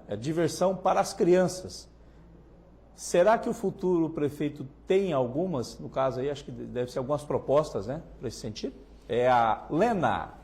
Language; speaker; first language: Portuguese; native; Portuguese